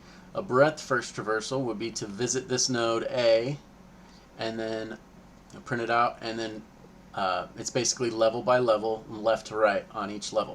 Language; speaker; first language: English; native; English